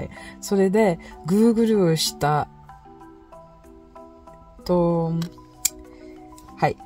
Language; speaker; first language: Japanese; non-native, learner; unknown